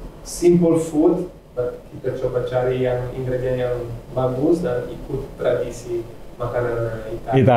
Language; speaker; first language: Indonesian; non-native, fluent; Italian